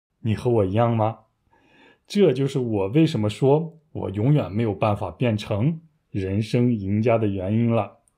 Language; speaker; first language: Chinese; native; Chinese